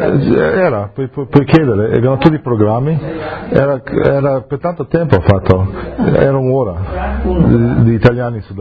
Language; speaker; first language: Italian; early bilingual, heritage; English